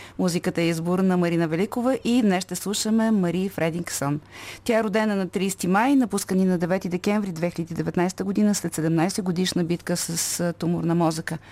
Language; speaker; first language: Bulgarian; native; Bulgarian